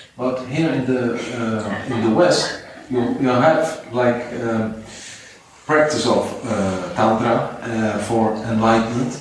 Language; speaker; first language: English; non-native, fluent; Dutch